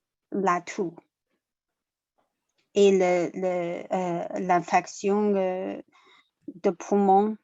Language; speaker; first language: French; non-native, learner; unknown